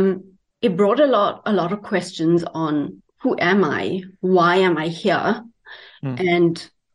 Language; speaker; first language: English; native; English